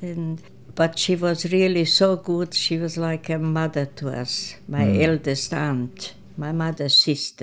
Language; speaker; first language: English; non-native, fluent; Croatian